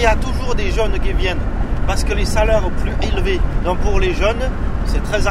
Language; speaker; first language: French; non-native, fluent; Chinese